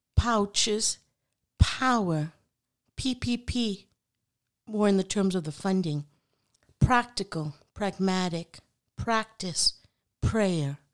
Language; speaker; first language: English; non-native, local second language; Urdu